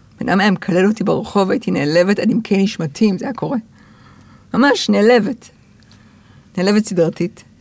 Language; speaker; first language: Hebrew; early bilingual, other home language; English